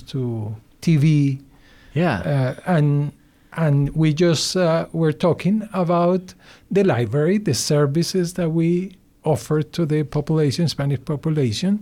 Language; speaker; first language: English; non-native, learner; Spanish